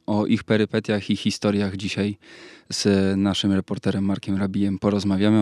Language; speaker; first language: Polish; native; Polish